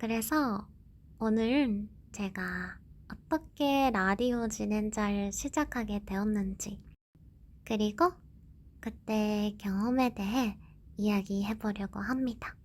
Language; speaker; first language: Korean; non-native, fluent; Japanese